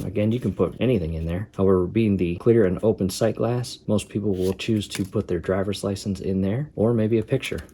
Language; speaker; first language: English; native; English